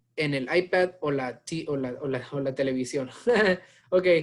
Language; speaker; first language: Spanish; early bilingual, heritage; Spanish